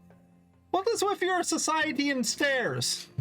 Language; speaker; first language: English; native; English